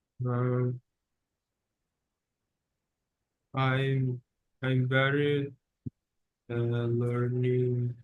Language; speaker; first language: English; non-native, learner; Portuguese